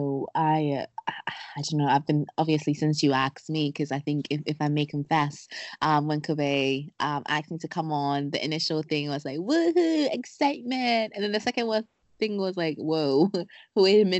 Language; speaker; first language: English; non-native, local second language; Akan